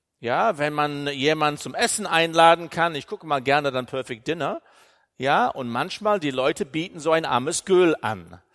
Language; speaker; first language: German; non-native, fluent; English